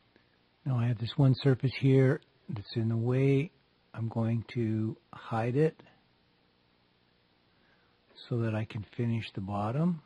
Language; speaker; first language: English; native; English